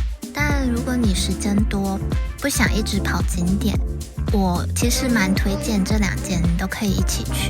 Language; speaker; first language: Chinese; native; Chinese